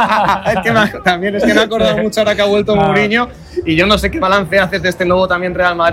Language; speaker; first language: Spanish; native; Spanish